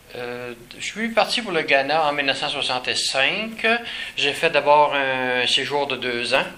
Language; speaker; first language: French; native; French